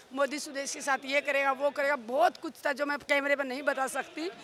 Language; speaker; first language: Hindi; native; Hindi